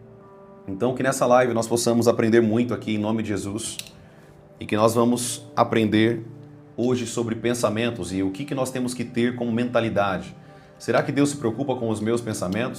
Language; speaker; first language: Portuguese; native; Portuguese